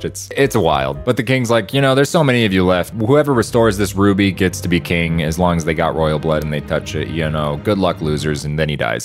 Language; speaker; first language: English; native; English